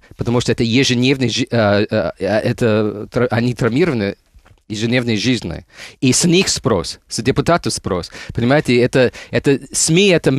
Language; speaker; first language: Russian; non-native, fluent; English